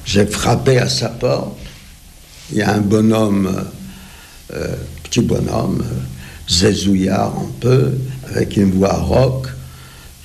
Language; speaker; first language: French; non-native, fluent; Polish